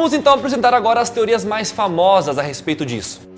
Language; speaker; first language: Portuguese; native; Portuguese